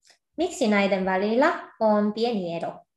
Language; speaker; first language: Finnish; non-native, fluent; Korean